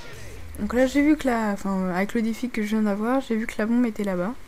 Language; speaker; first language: French; native; French